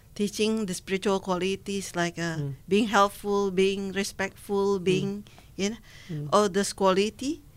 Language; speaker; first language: English; non-native, learner; Indonesian